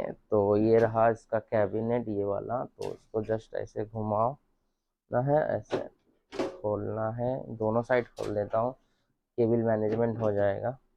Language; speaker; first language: Hindi; non-native, local second language; Bangla